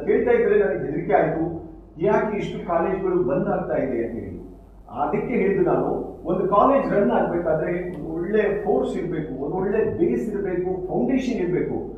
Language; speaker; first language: Kannada; native; Kannada